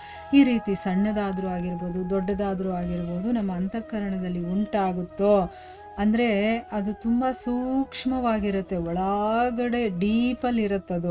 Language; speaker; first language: Kannada; native; Kannada